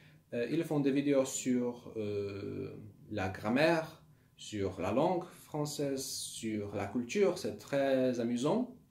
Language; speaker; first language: French; non-native, learner; Polish